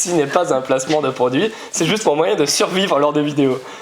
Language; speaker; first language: French; native; French